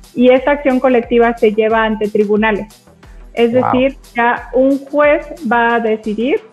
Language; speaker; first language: Spanish; native; Spanish